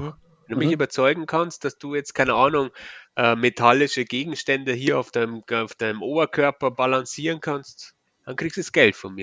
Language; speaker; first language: German; native; German